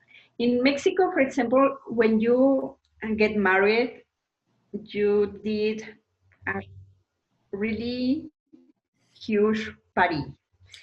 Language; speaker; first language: English; non-native, learner; Spanish